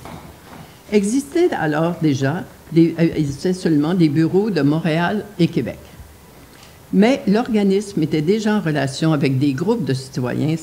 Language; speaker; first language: French; native; French